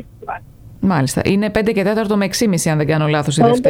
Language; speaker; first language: Greek; native; Greek